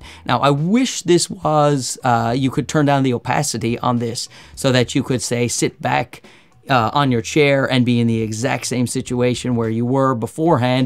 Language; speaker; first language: English; native; English